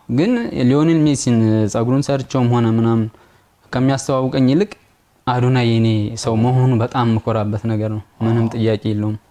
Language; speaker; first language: Amharic; native; Amharic